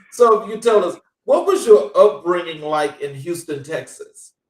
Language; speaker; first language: English; native; English